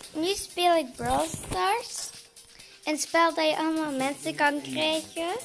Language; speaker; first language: Dutch; non-native, learner; Turkish